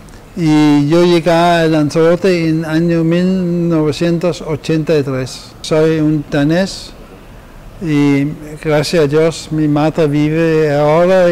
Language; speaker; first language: Spanish; non-native, fluent; Danish